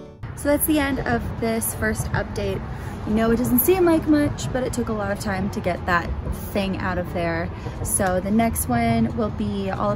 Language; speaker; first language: English; native; English